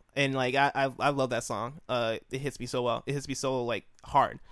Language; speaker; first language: English; native; English